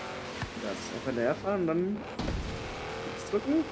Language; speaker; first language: German; native; German